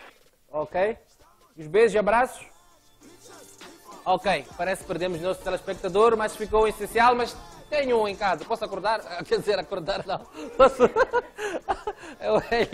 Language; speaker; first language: Portuguese; native; Portuguese